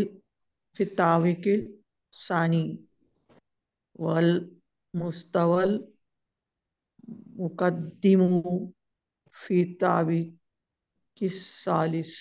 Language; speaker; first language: Arabic; non-native, learner; Urdu